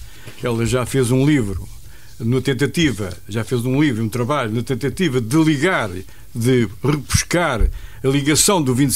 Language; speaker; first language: Portuguese; native; Portuguese